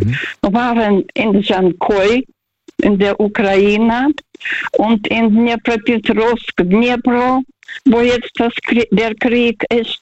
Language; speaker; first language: German; non-native, fluent; Russian